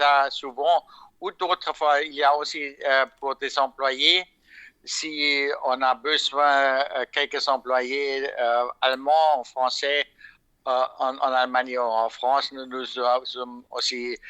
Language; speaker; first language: French; non-native, fluent; German